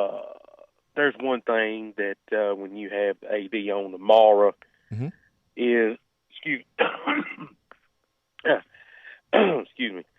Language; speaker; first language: English; native; English